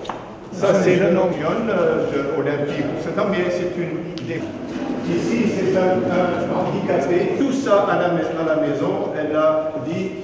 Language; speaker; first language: French; non-native, local second language; Arabic